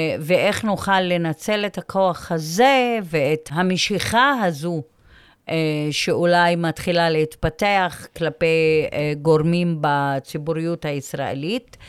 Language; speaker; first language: Hebrew; non-native, local second language; Arabic